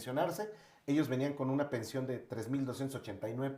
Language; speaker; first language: Spanish; native; Spanish